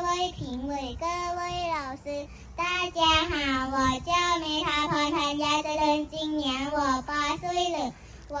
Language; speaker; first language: Chinese; non-native, learner; Thai